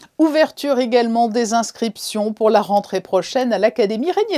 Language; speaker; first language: French; native; French